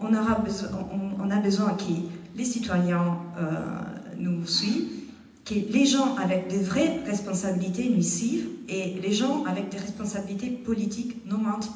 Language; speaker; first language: French; non-native, fluent; Italian